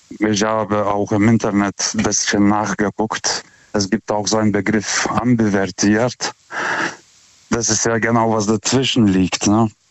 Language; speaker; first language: German; non-native, fluent; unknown